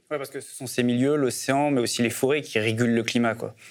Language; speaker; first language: French; native; French